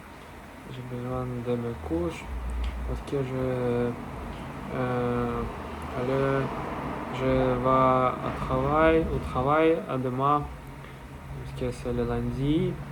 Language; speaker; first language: French; non-native, learner; Russian